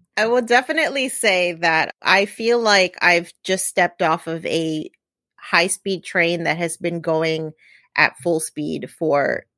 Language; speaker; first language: English; native; English